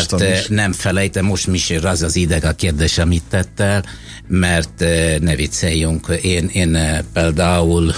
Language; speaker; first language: Hungarian; non-native, learner; Italian